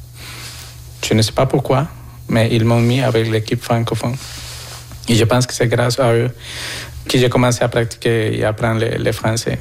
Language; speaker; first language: French; non-native, fluent; Spanish